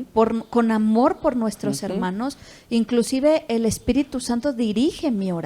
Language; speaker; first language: Spanish; native; Spanish